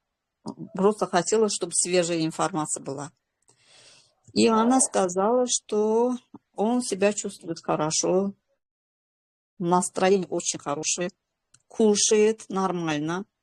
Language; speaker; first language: Russian; non-native, local second language; Azerbaijani